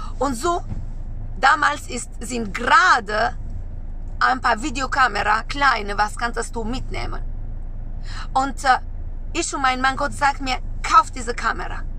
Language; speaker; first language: German; non-native, learner; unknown